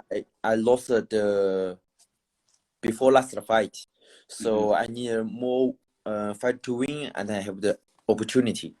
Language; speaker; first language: English; non-native, learner; Chinese